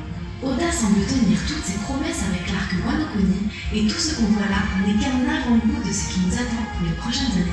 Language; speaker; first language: French; native; French